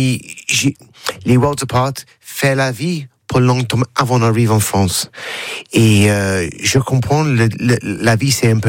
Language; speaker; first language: French; non-native, learner; English